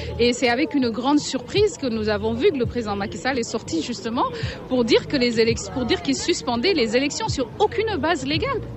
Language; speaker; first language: French; non-native, local second language; Wolof